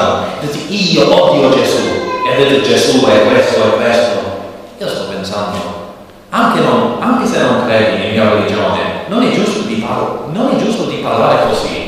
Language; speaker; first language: Italian; non-native, learner; English